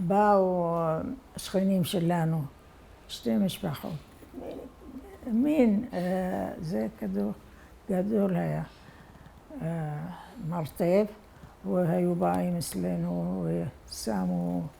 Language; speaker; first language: Hebrew; non-native, fluent; Arabic